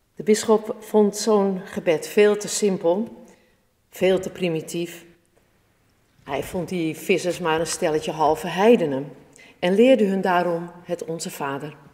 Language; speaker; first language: Dutch; native; Dutch